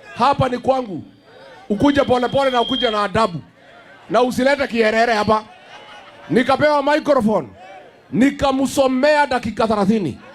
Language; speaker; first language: Swahili; non-native, local second language; Kikuyu